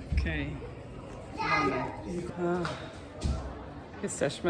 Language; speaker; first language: Polish; non-native, fluent; English